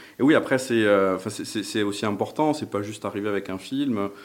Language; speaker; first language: French; native; French